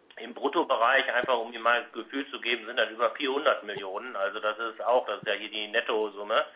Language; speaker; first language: German; native; German